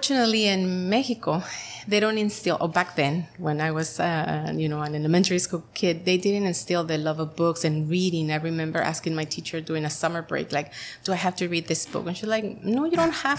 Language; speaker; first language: English; non-native, fluent; Spanish